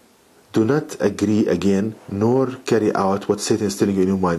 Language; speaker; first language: English; non-native, fluent; Arabic